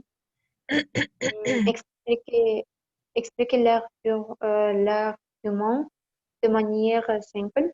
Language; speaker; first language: French; non-native, learner; Kazakh